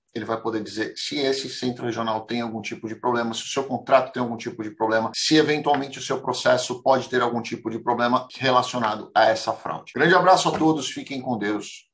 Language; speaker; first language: Portuguese; native; Portuguese